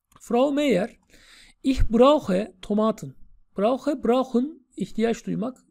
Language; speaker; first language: German; non-native, fluent; Turkish